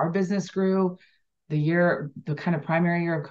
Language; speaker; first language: English; native; English